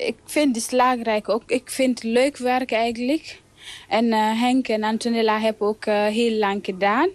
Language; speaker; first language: Dutch; non-native, learner; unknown